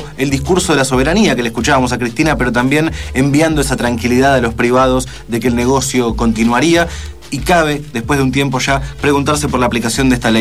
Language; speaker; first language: Spanish; native; Spanish